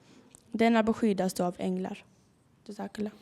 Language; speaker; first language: Swedish; early bilingual, other home language; Urdu